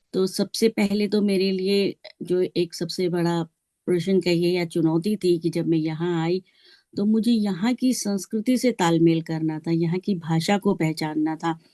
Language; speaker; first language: Hindi; native; Hindi